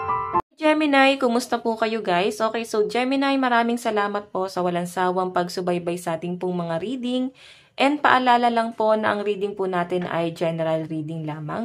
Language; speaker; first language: Filipino; native; Filipino